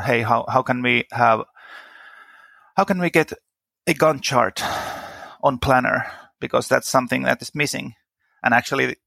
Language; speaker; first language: English; non-native, fluent; Finnish